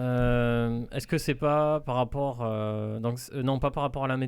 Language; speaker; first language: French; native; French